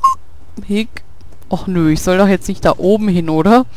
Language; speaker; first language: German; native; German